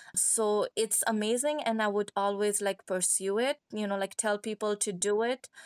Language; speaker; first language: English; non-native, fluent; Persian